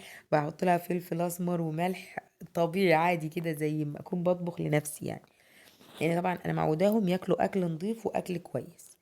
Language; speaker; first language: Arabic; native; Arabic